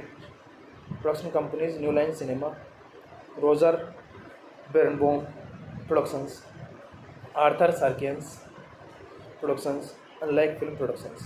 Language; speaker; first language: English; non-native, learner; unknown